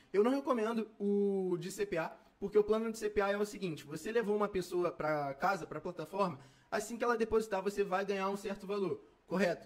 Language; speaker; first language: Portuguese; native; Portuguese